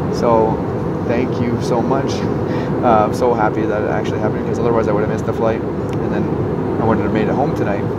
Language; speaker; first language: English; native; English